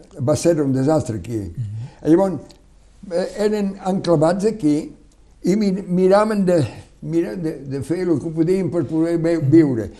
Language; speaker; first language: Catalan; non-native, local second language; French